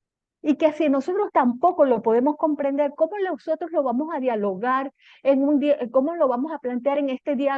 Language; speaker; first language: Spanish; native; Spanish